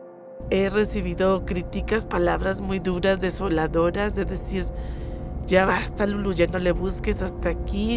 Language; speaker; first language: Spanish; native; Spanish